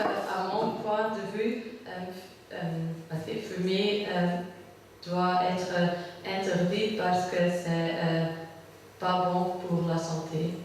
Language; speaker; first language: French; non-native, learner; Dutch